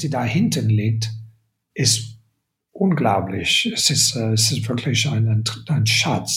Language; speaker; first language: German; non-native, fluent; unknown